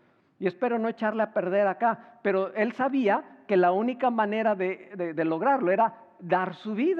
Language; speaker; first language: Spanish; native; Spanish